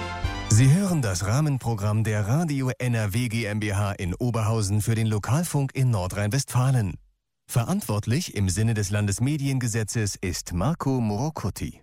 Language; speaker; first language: German; native; German